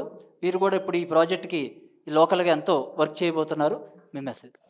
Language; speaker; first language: Telugu; native; Telugu